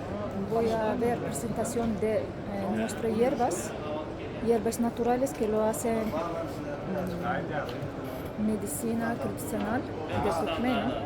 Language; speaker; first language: Spanish; non-native, learner; Turkmen